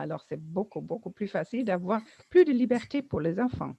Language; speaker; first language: French; non-native, learner; German